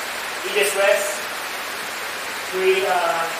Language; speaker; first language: Spanish; non-native, learner; Japanese